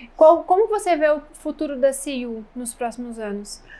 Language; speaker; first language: Portuguese; native; Portuguese